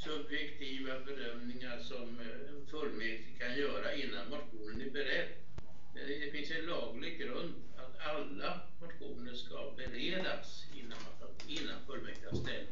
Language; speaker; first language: Swedish; native; Swedish